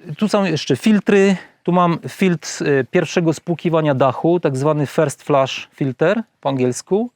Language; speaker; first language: Polish; native; Polish